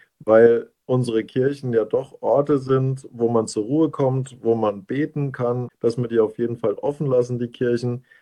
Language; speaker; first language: German; native; German